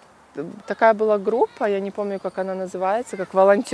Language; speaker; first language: Russian; non-native, local second language; Kyrgyz